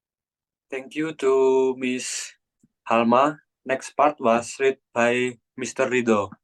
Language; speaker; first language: English; non-native, learner; Indonesian